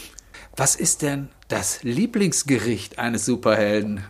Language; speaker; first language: German; native; German